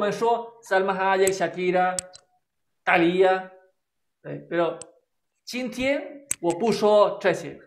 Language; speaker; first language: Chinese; non-native, fluent; Spanish